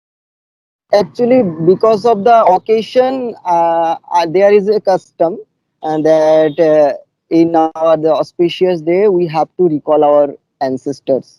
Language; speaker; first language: English; non-native, fluent; Bangla